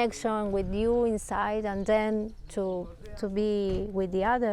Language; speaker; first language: English; non-native, learner; Spanish